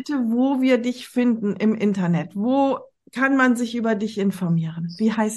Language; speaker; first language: German; native; German